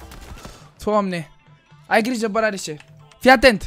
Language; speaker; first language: Romanian; native; Romanian